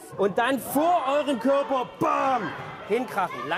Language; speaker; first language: German; native; German